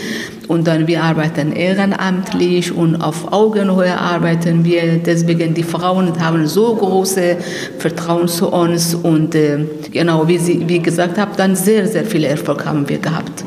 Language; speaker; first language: German; non-native, learner; Persian